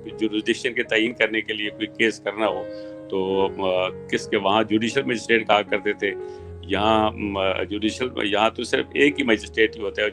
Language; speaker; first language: Urdu; native; Urdu